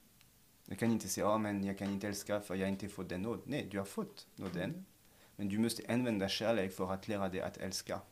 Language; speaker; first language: Swedish; non-native, fluent; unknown